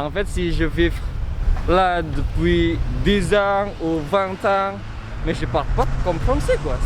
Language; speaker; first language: French; non-native, learner; Indonesian